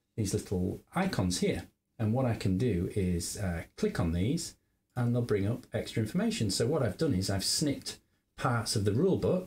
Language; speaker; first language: English; native; English